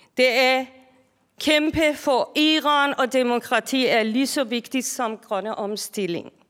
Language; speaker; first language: Danish; non-native, fluent; Persian